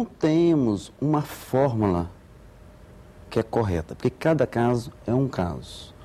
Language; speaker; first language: Portuguese; native; Portuguese